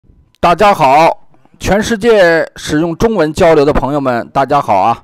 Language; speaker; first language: Chinese; native; Chinese